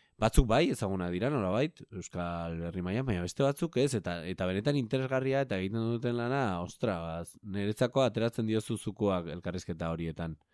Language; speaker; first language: Basque; native; Basque